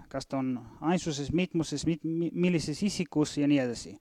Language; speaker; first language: Estonian; non-native, fluent; Bulgarian